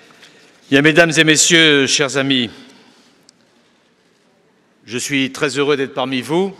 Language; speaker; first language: French; native; French